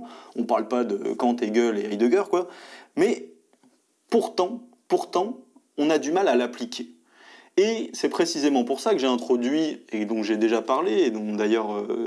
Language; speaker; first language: French; native; French